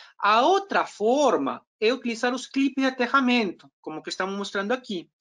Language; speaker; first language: Portuguese; non-native, fluent; Spanish